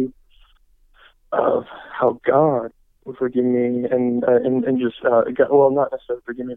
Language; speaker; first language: English; native; English